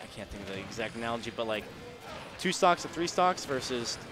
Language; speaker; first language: English; native; English